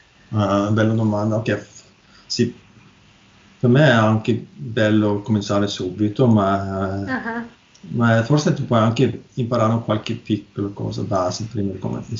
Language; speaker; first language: Italian; non-native, learner; Norwegian